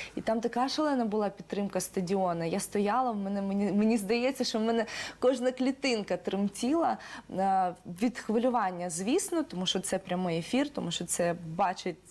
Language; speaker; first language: Ukrainian; non-native, local second language; Russian